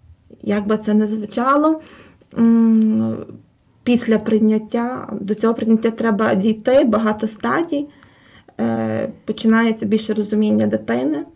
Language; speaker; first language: Ukrainian; native; Ukrainian